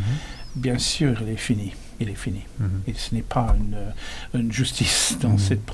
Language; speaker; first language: French; non-native, learner; English